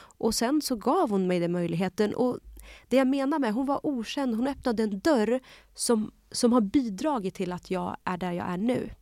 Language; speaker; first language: Swedish; early bilingual, other home language; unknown